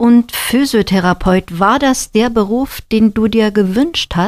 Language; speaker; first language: German; native; German